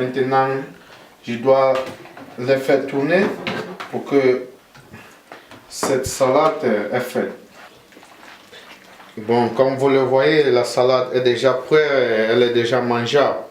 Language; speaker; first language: French; non-native, fluent; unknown